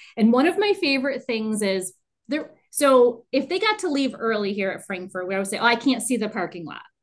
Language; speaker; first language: English; native; English